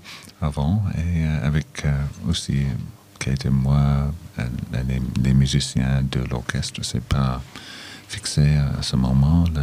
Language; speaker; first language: French; non-native, learner; English